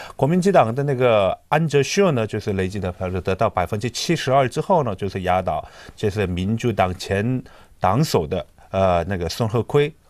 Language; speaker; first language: Chinese; non-native, fluent; Korean